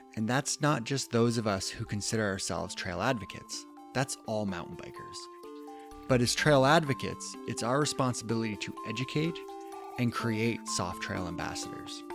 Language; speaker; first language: English; native; English